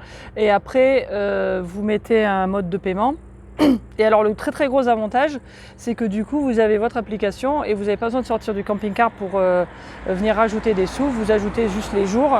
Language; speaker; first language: French; native; French